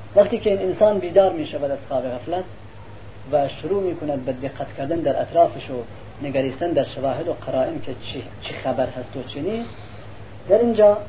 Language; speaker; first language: Persian; non-native, local second language; Central Kurdish